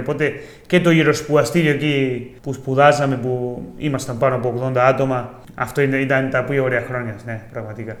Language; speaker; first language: Greek; non-native, fluent; Spanish